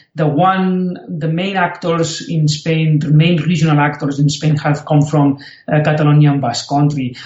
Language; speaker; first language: English; non-native, fluent; Spanish